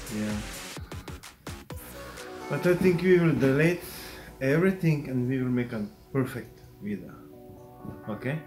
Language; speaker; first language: English; non-native, learner; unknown